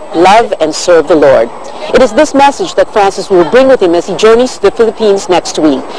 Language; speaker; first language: English; non-native, local second language; Filipino